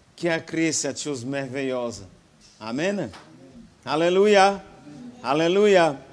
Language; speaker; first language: French; non-native, fluent; Portuguese